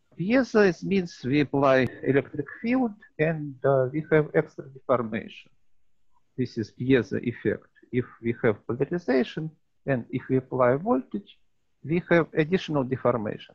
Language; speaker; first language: English; non-native, learner; Russian